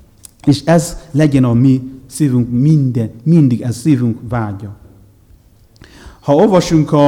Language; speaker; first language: Hungarian; non-native, learner; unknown